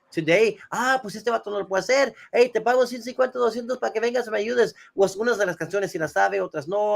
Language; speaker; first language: Spanish; early bilingual, other home language; English